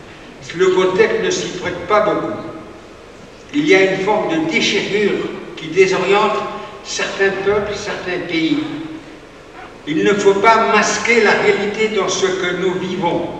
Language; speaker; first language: French; native; French